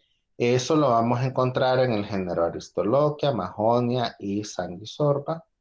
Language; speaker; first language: Spanish; native; Spanish